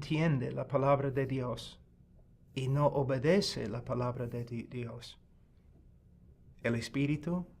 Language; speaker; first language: Spanish; non-native, fluent; English